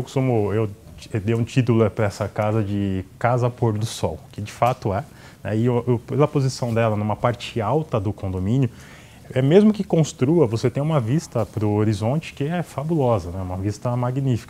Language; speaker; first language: Portuguese; native; Portuguese